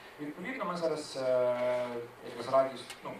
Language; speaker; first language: Ukrainian; native; Ukrainian